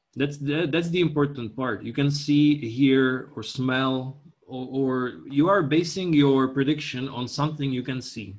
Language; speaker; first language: English; non-native, fluent; Czech